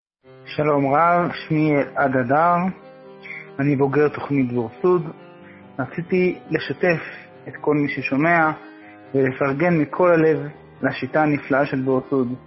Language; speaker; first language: Hebrew; native; Hebrew